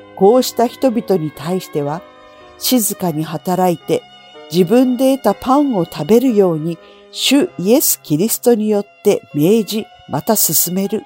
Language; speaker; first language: Japanese; native; Japanese